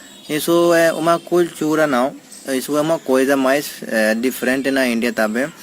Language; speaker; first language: Portuguese; non-native, learner; Hindi